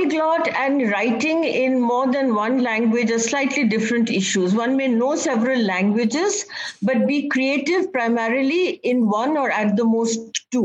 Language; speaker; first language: English; non-native, local second language; Bangla